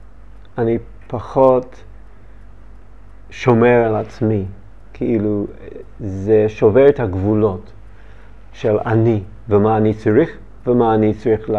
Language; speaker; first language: Hebrew; non-native, learner; English